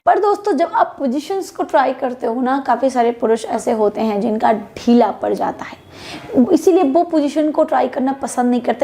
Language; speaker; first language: Hindi; native; Hindi